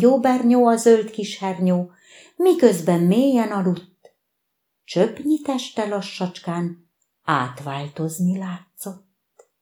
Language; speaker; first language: Hungarian; native; Hungarian